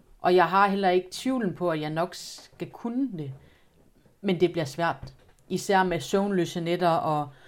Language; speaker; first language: Danish; native; Danish